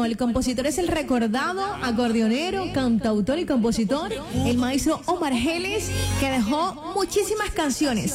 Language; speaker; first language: Spanish; native; Spanish